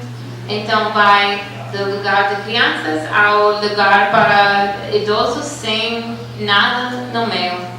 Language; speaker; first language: Portuguese; non-native, fluent; English